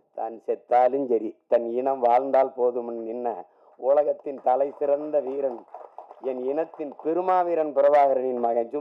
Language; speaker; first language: Tamil; native; Tamil